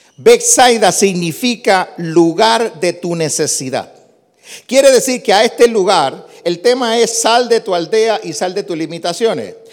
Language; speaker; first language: Spanish; early bilingual, heritage; Spanish